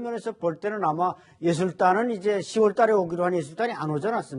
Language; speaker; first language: Korean; native; Korean